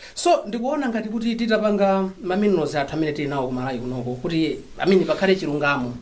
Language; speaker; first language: Nyanja; non-native, local second language; Tumbuka